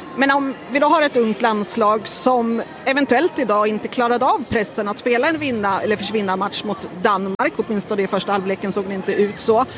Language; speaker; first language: Swedish; native; Swedish